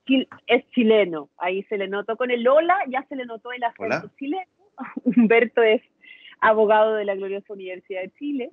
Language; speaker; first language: Spanish; native; Spanish